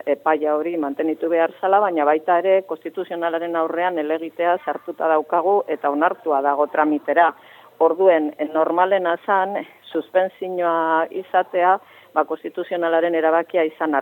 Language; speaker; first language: Basque; native; Basque